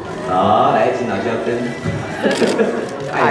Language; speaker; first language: Chinese; native; Chinese